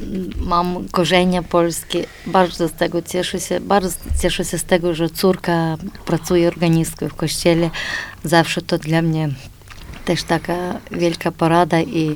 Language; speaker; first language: Polish; non-native, learner; Ukrainian